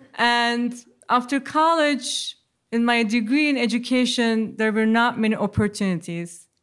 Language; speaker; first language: English; non-native, fluent; Turkish